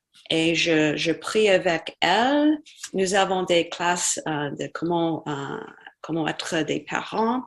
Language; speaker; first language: French; non-native, fluent; English